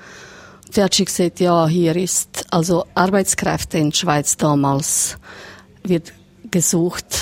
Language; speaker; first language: German; non-native, learner; Serbian